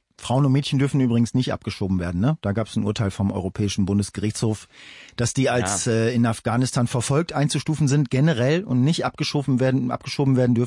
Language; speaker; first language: German; native; German